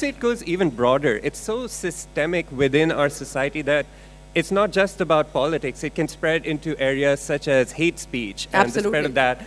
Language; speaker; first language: English; non-native, local second language; Urdu